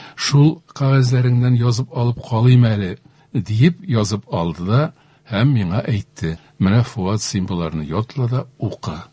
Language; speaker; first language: Tatar; native; Tatar